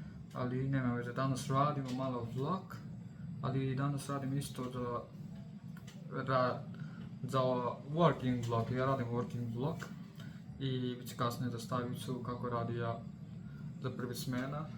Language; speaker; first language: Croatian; non-native, learner; Nepali